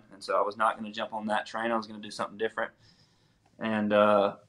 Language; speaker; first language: English; native; English